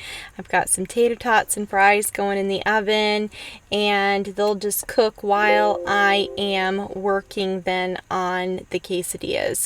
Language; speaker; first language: English; native; English